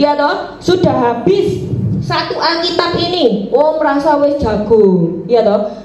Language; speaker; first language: Indonesian; native; Indonesian